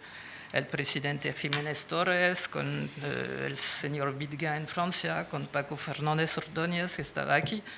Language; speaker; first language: Spanish; non-native, fluent; French